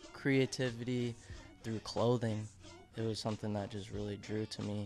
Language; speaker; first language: English; native; English